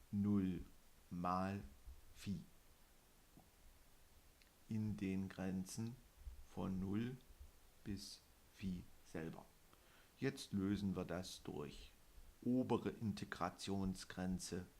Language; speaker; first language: German; native; German